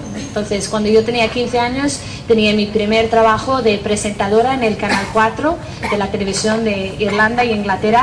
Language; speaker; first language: Spanish; non-native, fluent; English